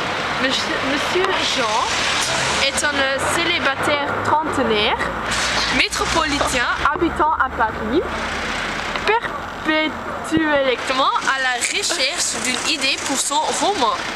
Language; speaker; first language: French; non-native, learner; Dutch